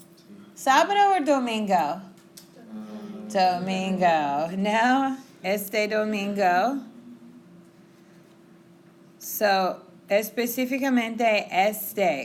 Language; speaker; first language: Spanish; non-native, fluent; English